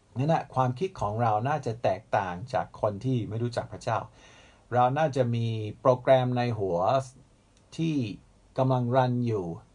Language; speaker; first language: Thai; non-native, fluent; English